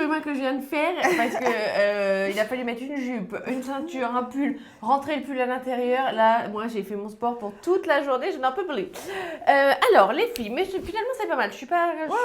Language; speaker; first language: French; native; French